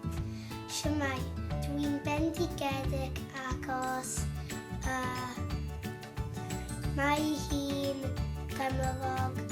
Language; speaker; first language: Welsh; non-native, learner; English